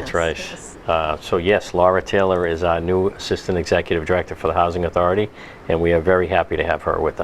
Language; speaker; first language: English; native; English